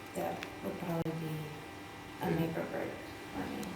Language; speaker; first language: English; native; English